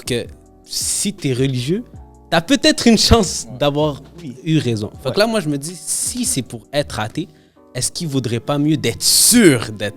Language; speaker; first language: French; native; French